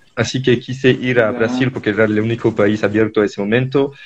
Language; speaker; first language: Spanish; non-native, fluent; French